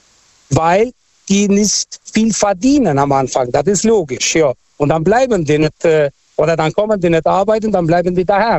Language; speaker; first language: German; non-native, fluent; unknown